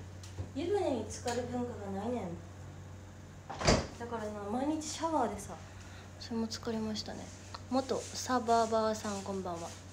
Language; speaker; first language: Japanese; native; Japanese